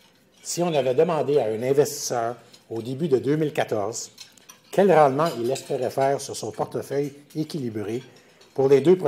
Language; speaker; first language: French; native; French